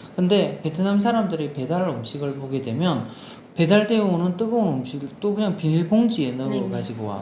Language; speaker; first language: Korean; non-native, local second language; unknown